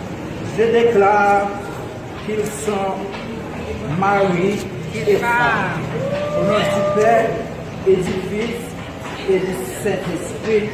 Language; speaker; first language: French; non-native, local second language; Haitian Creole